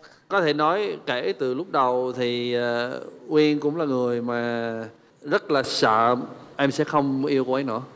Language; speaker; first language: Vietnamese; non-native, fluent; English